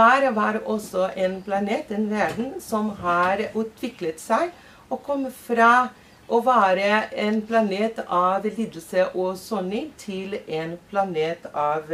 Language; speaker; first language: Norwegian; non-native, fluent; Portuguese